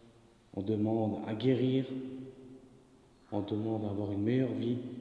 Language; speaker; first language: French; native; French